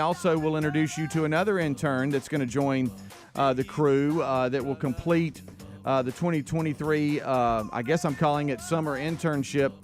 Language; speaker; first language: English; native; English